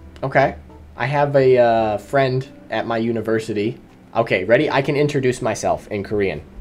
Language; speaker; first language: English; native; English